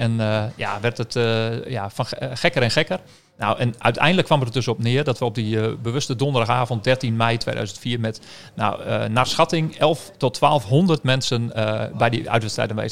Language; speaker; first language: Dutch; native; Dutch